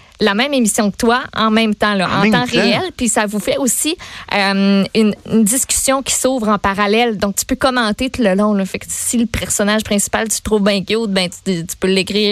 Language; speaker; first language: French; native; French